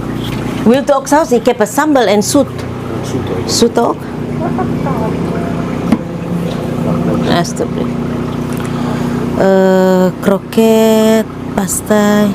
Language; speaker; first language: Dutch; non-native, learner; Indonesian